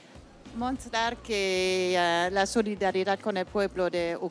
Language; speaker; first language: Spanish; non-native, fluent; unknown